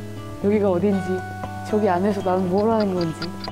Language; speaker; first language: Korean; native; Korean